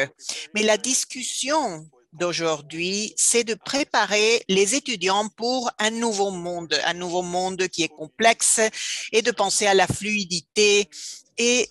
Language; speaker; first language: French; non-native, fluent; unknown